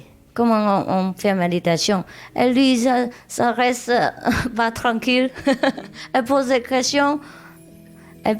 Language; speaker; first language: French; non-native, learner; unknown